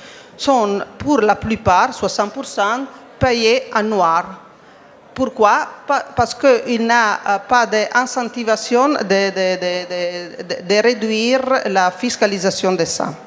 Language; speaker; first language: French; non-native, fluent; Italian